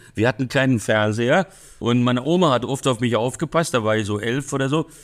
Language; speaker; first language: German; early bilingual, other home language; Hungarian